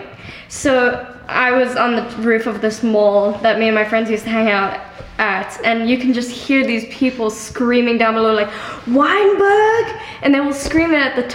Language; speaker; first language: English; non-native, local second language; Afrikaans